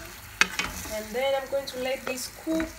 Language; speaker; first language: English; non-native, fluent; Swahili